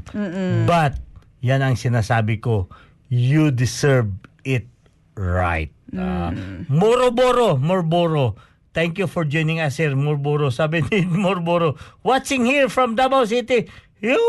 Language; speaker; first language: Filipino; non-native, local second language; Cebuano